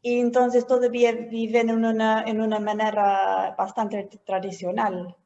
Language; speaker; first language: Spanish; non-native, fluent; English